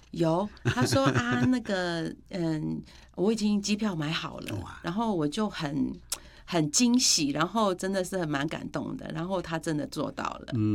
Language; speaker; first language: Chinese; early bilingual, heritage; Chinese